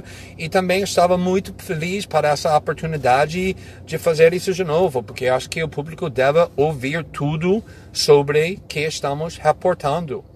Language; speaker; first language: Portuguese; non-native, fluent; English